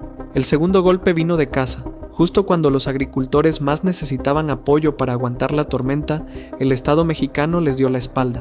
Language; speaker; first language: Spanish; native; Spanish